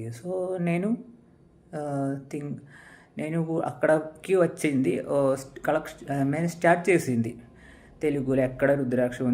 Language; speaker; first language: Telugu; non-native, learner; Malayalam